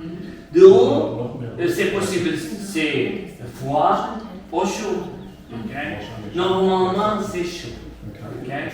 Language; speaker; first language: French; non-native, learner; Portuguese